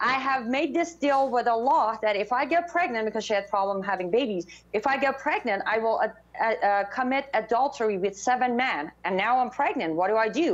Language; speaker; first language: English; non-native, fluent; Persian